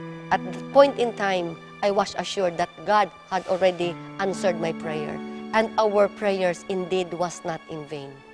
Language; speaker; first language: English; non-native, local second language; Cebuano